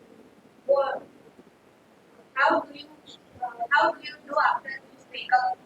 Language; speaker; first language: English; non-native, learner; Gujarati